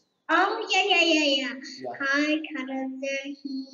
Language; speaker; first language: English; non-native, fluent; Bangla